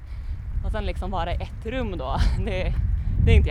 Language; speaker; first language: Swedish; native; Swedish